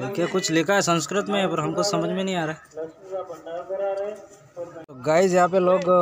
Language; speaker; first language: Hindi; non-native, local second language; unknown